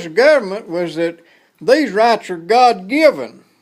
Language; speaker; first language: English; native; English